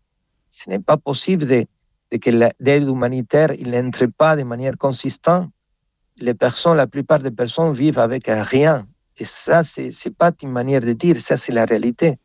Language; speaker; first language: French; non-native, fluent; Spanish